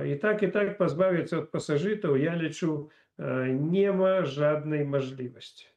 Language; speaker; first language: Polish; non-native, fluent; Russian